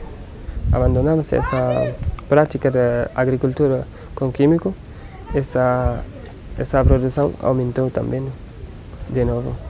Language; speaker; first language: Spanish; non-native, learner; Portuguese